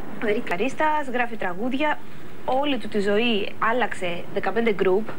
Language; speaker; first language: Greek; native; Greek